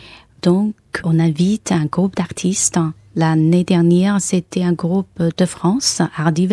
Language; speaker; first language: French; non-native, fluent; Chinese